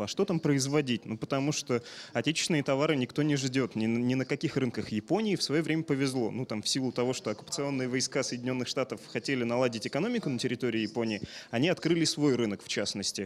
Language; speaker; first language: Russian; native; Russian